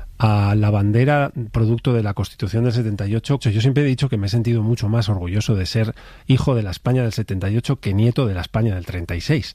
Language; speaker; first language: Spanish; native; Spanish